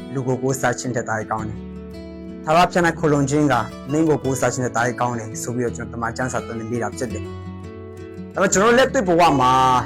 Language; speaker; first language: Burmese; non-native, local second language; Tedim Chin